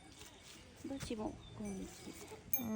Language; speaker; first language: Japanese; non-native, fluent; Filipino